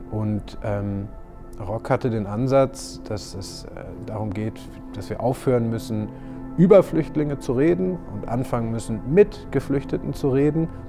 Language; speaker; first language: German; native; German